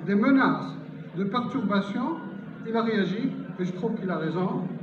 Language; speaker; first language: French; non-native, local second language; Arabic